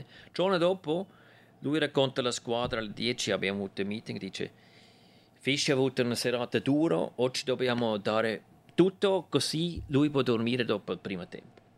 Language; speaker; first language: Italian; non-native, local second language; German